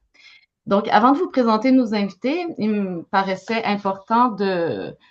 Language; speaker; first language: French; native; French